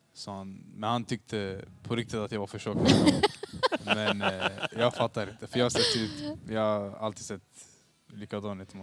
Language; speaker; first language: Swedish; early bilingual, other home language; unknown